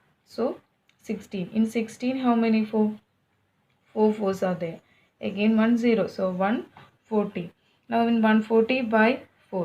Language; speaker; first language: English; non-native, local second language; Malayalam